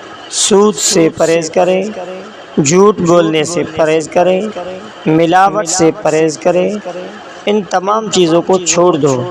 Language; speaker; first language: Urdu; native; Urdu